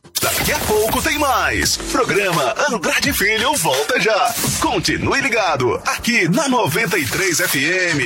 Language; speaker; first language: Portuguese; native; Portuguese